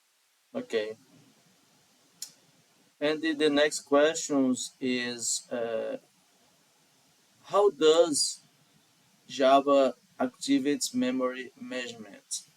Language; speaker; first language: English; non-native, learner; Portuguese